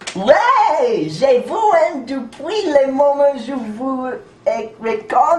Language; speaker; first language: French; non-native, learner; English